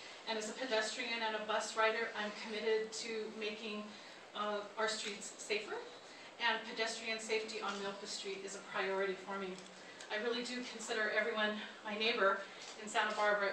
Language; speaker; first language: English; early bilingual, other home language; Spanish